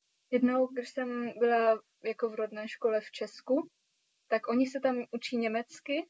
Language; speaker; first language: Czech; early bilingual, heritage; Czech